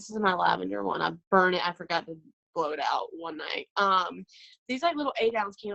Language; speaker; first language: English; native; English